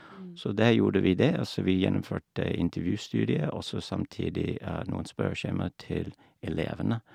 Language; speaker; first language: Norwegian; non-native, fluent; English